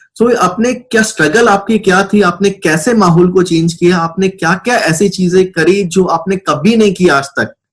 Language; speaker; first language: Hindi; native; Hindi